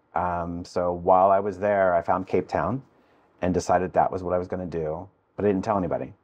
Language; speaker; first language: English; native; English